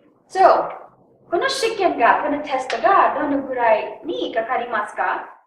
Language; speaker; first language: Japanese; non-native, learner; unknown